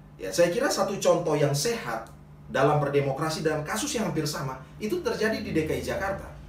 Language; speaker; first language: Indonesian; native; Indonesian